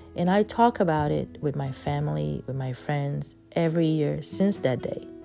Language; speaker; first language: English; non-native, fluent; Portuguese